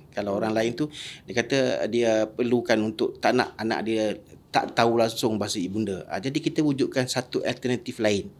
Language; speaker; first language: Malay; native; Malay